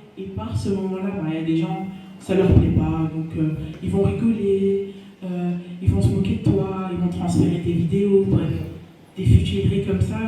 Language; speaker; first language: French; native; French